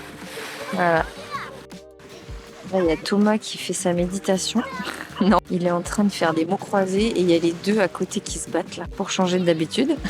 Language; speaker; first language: French; native; French